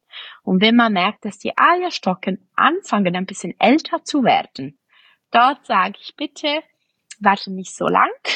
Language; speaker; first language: German; non-native, fluent; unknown